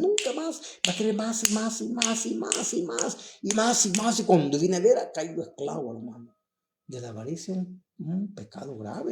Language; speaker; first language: Spanish; native; Spanish